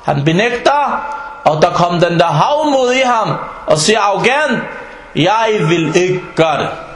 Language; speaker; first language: Danish; non-native, fluent; Arabic